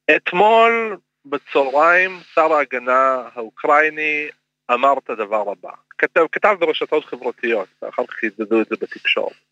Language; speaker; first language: Hebrew; early bilingual, other home language; Russian